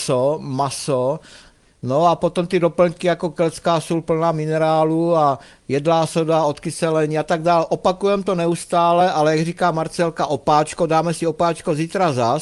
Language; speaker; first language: Czech; native; Czech